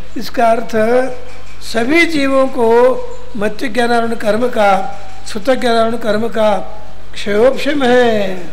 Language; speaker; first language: Hindi; non-native, local second language; Kannada